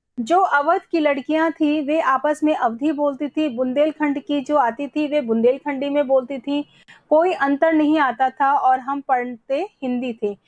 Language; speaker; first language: Hindi; native; Hindi